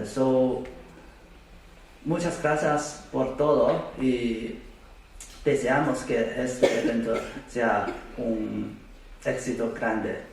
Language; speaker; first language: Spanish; non-native, fluent; Chinese